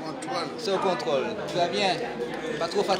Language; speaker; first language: French; native; French